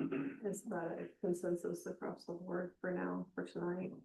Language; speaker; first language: English; native; English